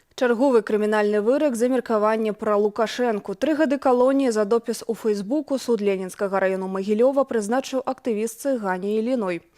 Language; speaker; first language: Belarusian; native; Belarusian